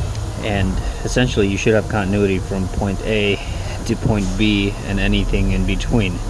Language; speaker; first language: English; native; English